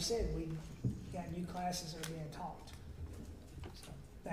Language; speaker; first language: English; native; English